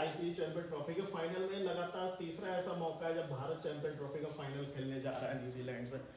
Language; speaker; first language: Hindi; native; Hindi